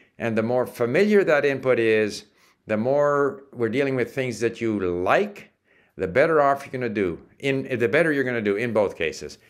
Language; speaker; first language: English; early bilingual, other home language; Czech